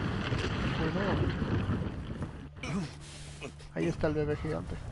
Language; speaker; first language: Spanish; native; Spanish